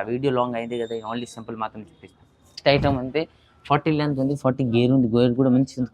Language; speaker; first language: Telugu; non-native, local second language; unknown